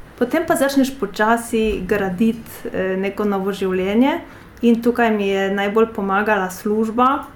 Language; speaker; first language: Slovenian; non-native, fluent; Polish